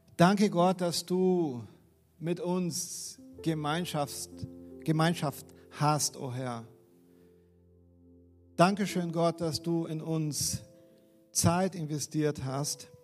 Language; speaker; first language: German; non-native, fluent; Portuguese